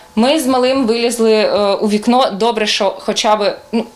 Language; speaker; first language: Ukrainian; native; Ukrainian